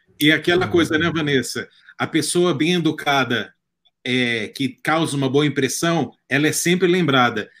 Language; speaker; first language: Portuguese; native; Portuguese